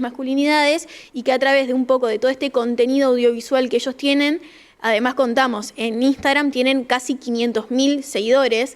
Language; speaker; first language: Spanish; native; Spanish